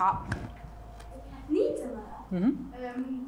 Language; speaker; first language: Chinese; non-native, learner; Hungarian